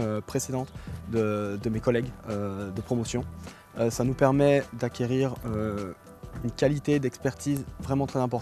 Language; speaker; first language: French; native; French